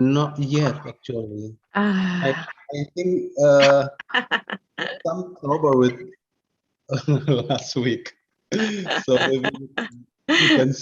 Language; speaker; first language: English; non-native, fluent; Indonesian